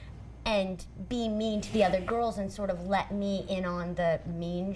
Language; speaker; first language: English; native; English